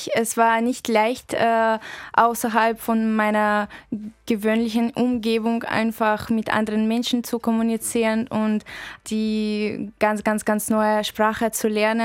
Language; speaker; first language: German; non-native, fluent; Russian